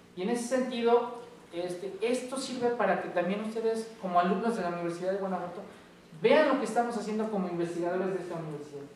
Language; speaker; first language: Spanish; native; Spanish